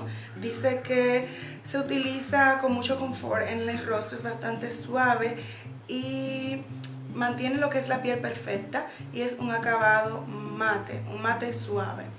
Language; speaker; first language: Spanish; native; Spanish